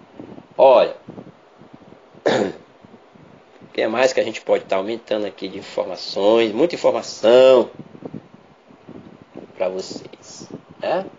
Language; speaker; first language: Portuguese; native; Portuguese